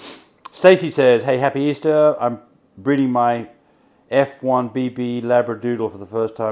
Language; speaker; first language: English; native; English